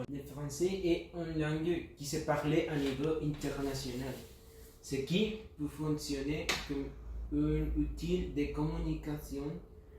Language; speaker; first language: French; non-native, learner; Spanish